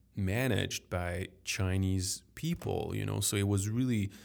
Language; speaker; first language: English; non-native, fluent; French